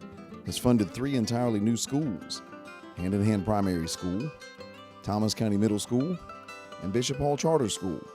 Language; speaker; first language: English; native; English